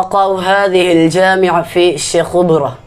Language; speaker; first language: Arabic; non-native, learner; Urdu